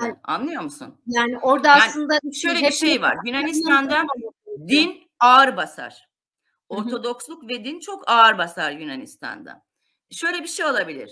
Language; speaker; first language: Turkish; non-native, local second language; Armenian